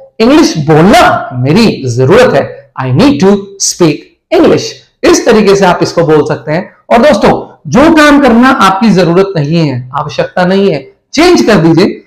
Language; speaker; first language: Hindi; native; Hindi